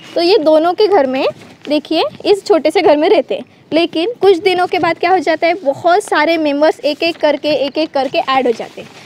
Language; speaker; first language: Hindi; non-native, local second language; Marathi